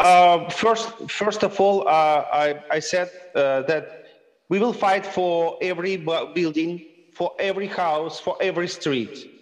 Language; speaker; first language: English; non-native, fluent; Ukrainian